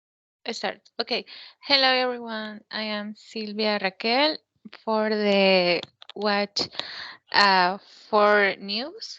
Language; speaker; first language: English; non-native, learner; Spanish